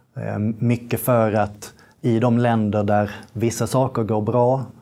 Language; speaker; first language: Swedish; native; Swedish